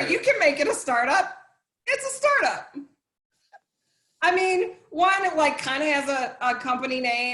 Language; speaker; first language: English; native; English